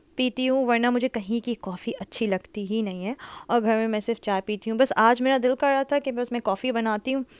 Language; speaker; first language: Urdu; native; Urdu